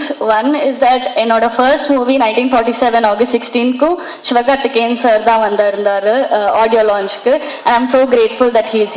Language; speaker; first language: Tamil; non-native, learner; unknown